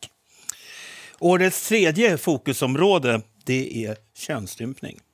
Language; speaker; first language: Swedish; native; Swedish